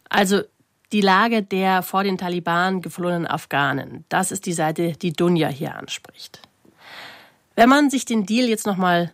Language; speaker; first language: German; native; German